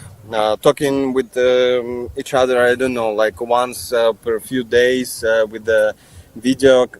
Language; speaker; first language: English; non-native, fluent; Ukrainian